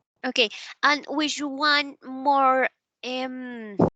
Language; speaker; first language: English; non-native, learner; Spanish